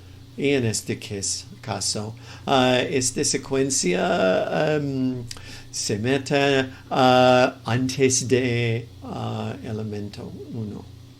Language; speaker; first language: Spanish; non-native, fluent; English